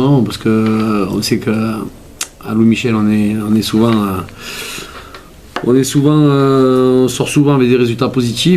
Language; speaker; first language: French; native; French